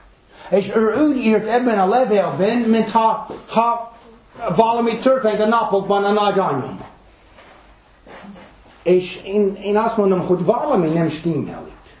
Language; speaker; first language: Hungarian; non-native, fluent; English